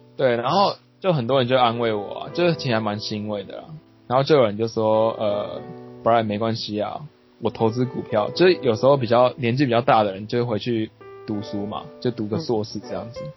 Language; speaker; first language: Chinese; non-native, local second language; Min Nan Chinese